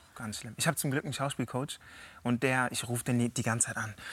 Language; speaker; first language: German; native; German